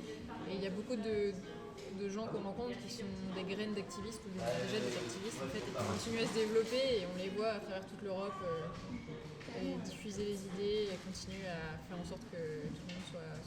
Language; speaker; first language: French; native; French